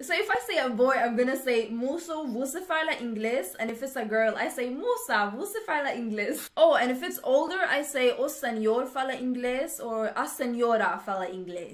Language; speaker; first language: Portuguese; non-native, learner; English